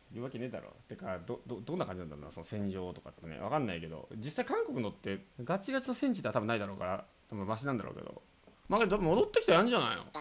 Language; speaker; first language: Japanese; native; Japanese